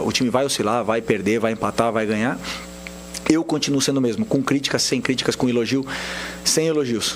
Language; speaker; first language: Portuguese; native; Portuguese